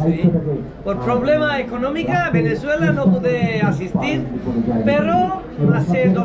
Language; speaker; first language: Spanish; non-native, fluent; Bangla